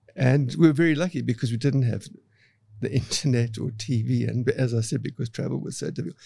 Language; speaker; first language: English; native; English